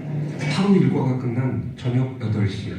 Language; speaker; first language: Korean; native; Korean